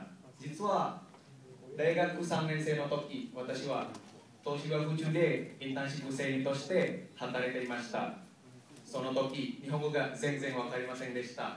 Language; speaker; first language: Japanese; non-native, learner; Indonesian